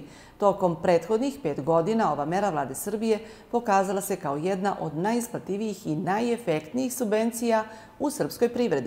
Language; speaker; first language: Serbian; native; Serbian